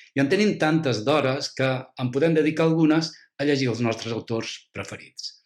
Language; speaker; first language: Catalan; native; Catalan